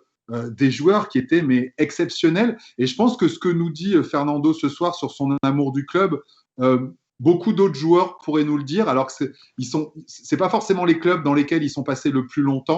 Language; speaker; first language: French; native; French